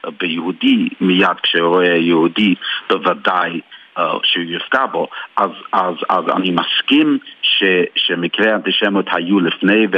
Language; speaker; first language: Hebrew; non-native, fluent; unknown